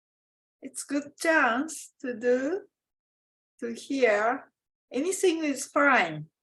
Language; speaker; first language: English; non-native, fluent; Japanese